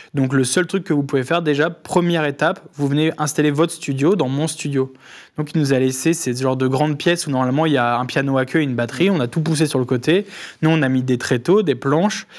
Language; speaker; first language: French; native; French